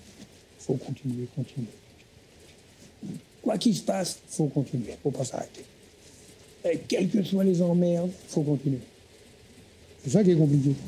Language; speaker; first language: French; native; French